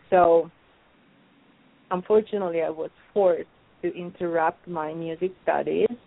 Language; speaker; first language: English; non-native, fluent; Italian